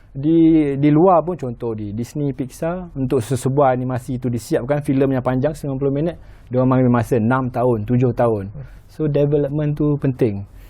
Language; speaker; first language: Malay; native; Malay